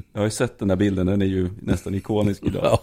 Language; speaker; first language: Swedish; native; Swedish